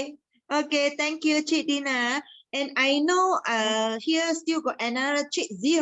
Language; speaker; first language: English; non-native, local second language; Malay